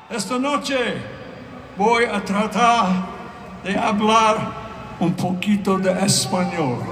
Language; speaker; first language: Spanish; non-native, learner; English